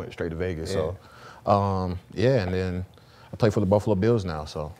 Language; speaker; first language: English; native; English